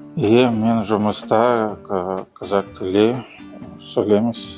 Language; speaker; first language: Kazakh; non-native, local second language; Russian